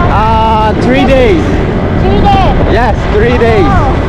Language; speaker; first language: English; non-native, learner; Burmese